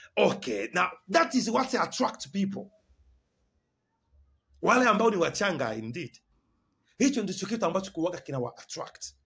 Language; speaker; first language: English; non-native, fluent; Swahili